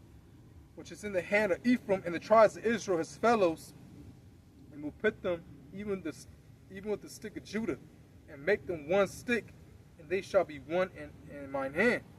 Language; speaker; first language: English; native; English